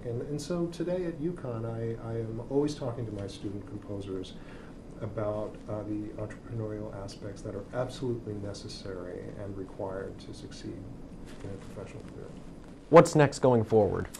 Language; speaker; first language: English; native; English